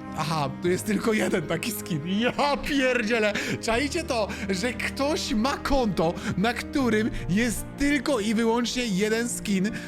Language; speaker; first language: Polish; native; Polish